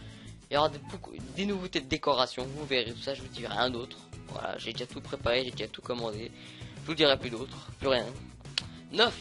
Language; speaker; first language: French; native; French